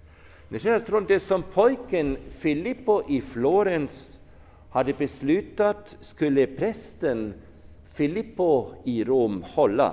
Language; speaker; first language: Swedish; non-native, fluent; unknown